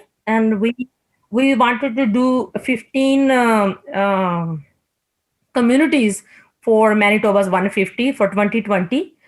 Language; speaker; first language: English; non-native, local second language; Punjabi